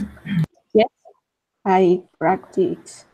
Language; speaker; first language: English; non-native, learner; Spanish